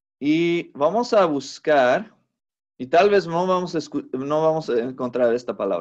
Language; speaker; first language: Spanish; non-native, fluent; English